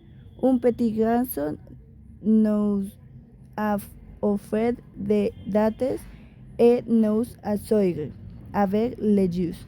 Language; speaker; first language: French; non-native, learner; Spanish